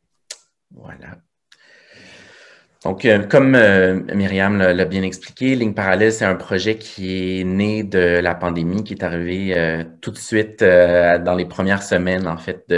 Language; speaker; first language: French; native; French